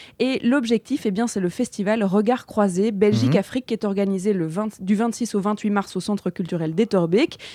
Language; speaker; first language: French; native; French